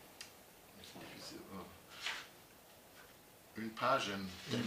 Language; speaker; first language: French; non-native, learner; English